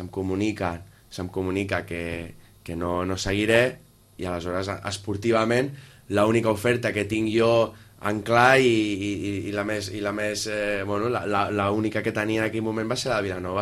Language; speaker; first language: Catalan; native; Catalan